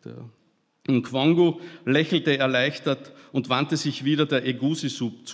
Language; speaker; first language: German; native; German